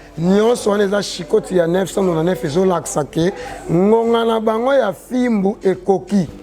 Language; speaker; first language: Lingala; non-native, local second language; Kongo